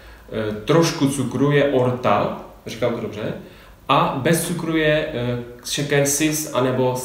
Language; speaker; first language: Czech; native; Czech